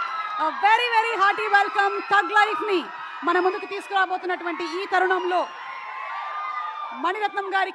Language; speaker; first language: Telugu; native; Telugu